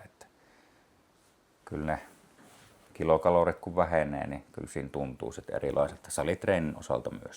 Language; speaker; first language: Finnish; native; Finnish